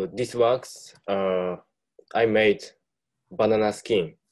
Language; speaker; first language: English; non-native, learner; Japanese